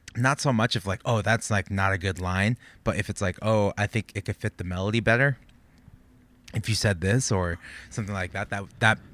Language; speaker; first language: English; native; English